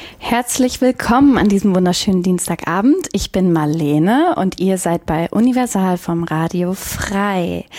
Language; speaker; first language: German; native; German